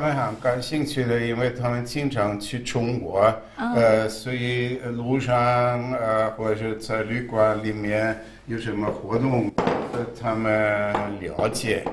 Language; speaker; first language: Chinese; non-native, fluent; German